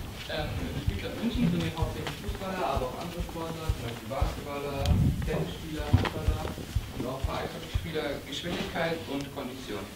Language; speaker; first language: German; native; German